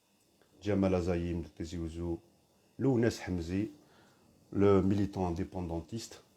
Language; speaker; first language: French; non-native, local second language; Kabyle